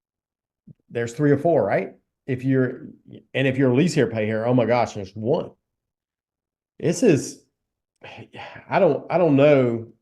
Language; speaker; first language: English; native; English